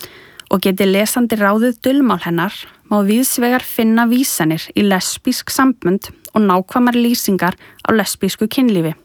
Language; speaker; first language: Icelandic; native; Icelandic